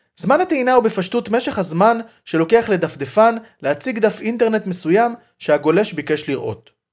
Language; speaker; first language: Hebrew; native; Hebrew